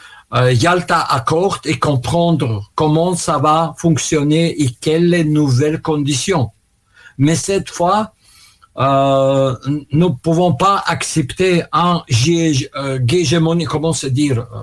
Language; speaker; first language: French; non-native, learner; Russian